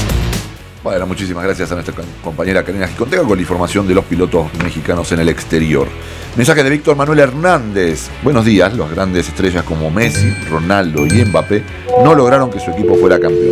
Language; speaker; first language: Spanish; native; Spanish